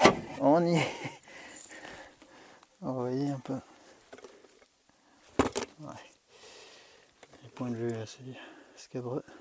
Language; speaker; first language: French; native; French